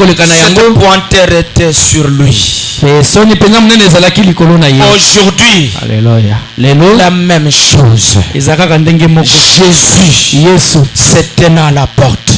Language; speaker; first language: French; non-native, local second language; Lingala